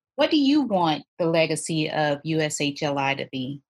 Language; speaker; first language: English; native; English